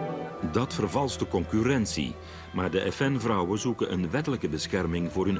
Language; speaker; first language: Dutch; native; Dutch